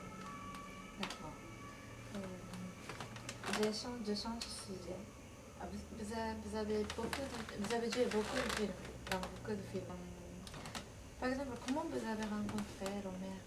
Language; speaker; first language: French; non-native, fluent; Japanese